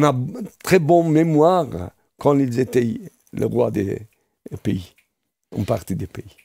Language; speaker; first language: French; non-native, fluent; Persian